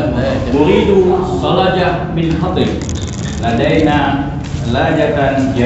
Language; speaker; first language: Arabic; non-native, learner; Indonesian